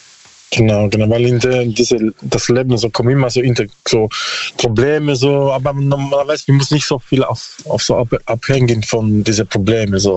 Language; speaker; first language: German; non-native, learner; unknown